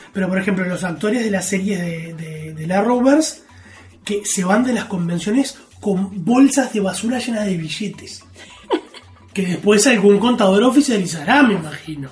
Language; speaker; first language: Spanish; native; Spanish